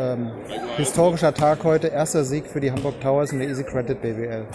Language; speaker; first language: German; native; German